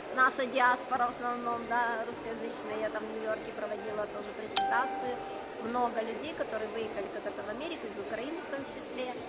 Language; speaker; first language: Russian; non-native, local second language; Ukrainian